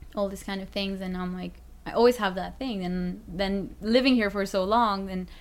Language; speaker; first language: English; non-native, fluent; Spanish